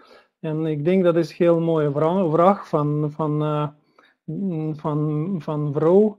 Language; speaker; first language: Dutch; non-native, learner; Russian